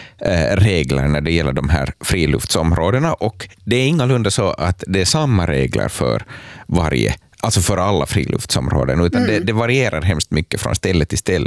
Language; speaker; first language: Swedish; native; Swedish